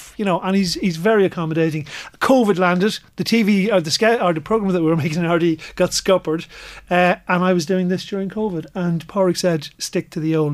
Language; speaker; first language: English; native; English